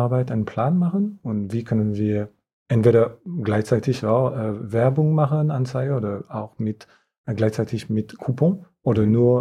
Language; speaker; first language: German; non-native, fluent; French